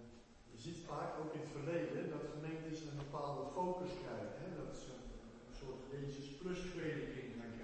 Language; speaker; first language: Dutch; native; Dutch